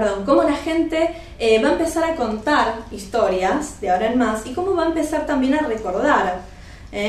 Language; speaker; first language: Spanish; native; Spanish